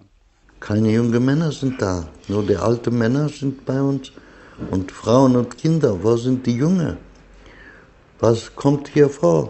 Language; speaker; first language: German; non-native, fluent; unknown